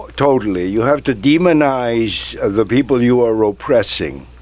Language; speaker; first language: English; non-native, fluent; Spanish